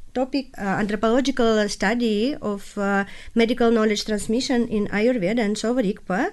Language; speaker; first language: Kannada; non-native, learner; Russian